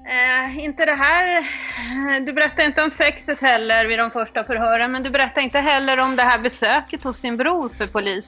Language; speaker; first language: Swedish; native; Swedish